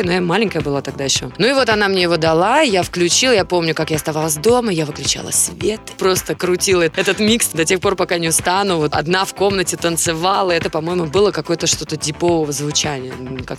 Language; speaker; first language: Russian; native; Russian